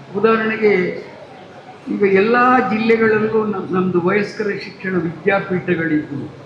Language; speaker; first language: Kannada; non-native, local second language; Tulu